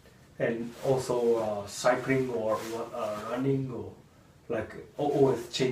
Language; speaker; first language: English; non-native, learner; Japanese